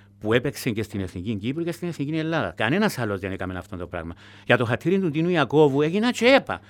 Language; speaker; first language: Greek; native; Greek